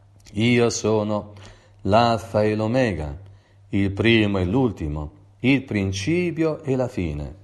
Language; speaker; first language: Italian; native; Italian